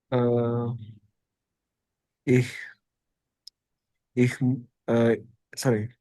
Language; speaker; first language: German; non-native, learner; Indonesian